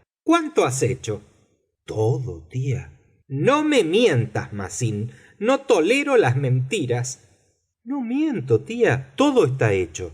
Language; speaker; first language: Spanish; native; Spanish